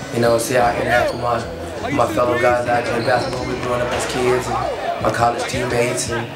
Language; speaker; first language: English; native; English